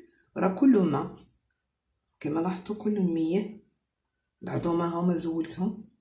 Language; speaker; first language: Arabic; native; Arabic